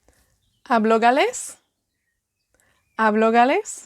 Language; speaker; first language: Spanish; non-native, fluent; Welsh